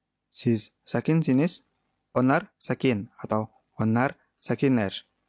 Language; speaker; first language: Turkish; non-native, fluent; Indonesian